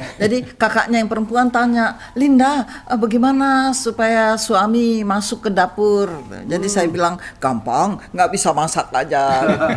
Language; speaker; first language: Indonesian; native; Indonesian